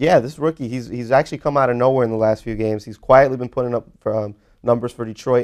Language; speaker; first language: English; native; English